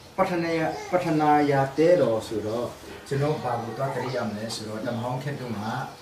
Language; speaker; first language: Burmese; non-native, local second language; Tedim Chin